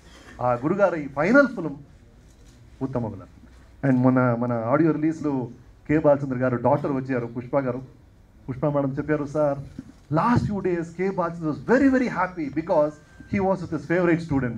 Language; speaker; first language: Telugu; non-native, local second language; Kannada